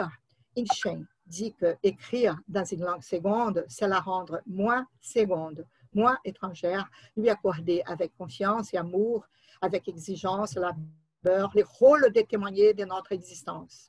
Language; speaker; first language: French; non-native, fluent; Portuguese